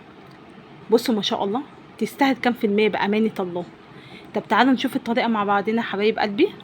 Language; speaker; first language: Arabic; native; Arabic